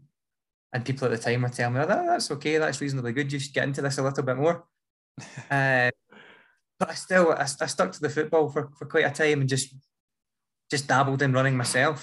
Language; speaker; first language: English; native; English